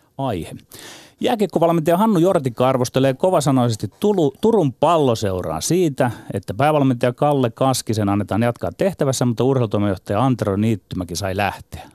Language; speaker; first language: Finnish; native; Finnish